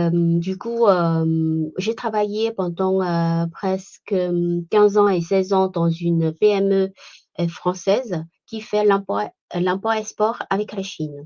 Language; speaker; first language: French; non-native, fluent; Chinese